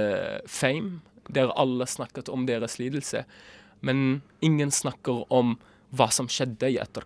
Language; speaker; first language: Norwegian; early bilingual, other home language; Arabic